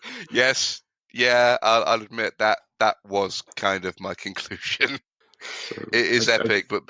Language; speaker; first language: English; native; English